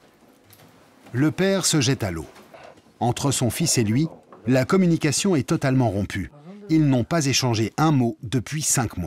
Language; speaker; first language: French; native; French